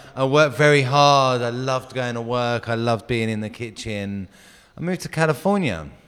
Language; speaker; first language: English; native; English